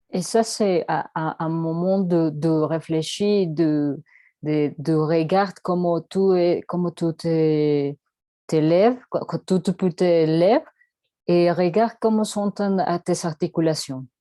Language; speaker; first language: French; non-native, learner; Spanish